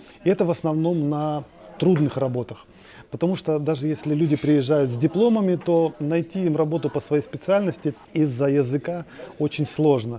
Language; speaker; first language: Russian; native; Russian